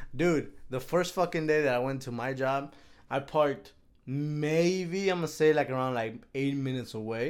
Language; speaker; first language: English; early bilingual, other home language; Spanish